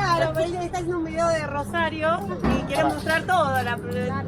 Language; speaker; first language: Spanish; native; Spanish